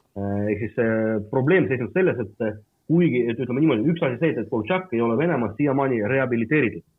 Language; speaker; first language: Estonian; non-native, local second language; Russian